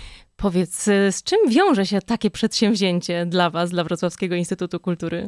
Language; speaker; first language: Polish; native; Polish